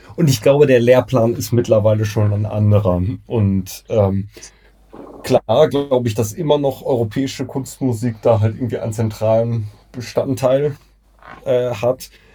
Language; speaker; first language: German; native; German